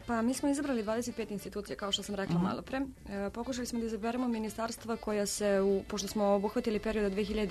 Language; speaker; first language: Serbian; native; Serbian